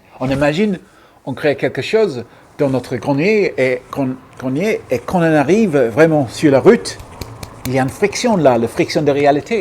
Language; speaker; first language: French; non-native, fluent; English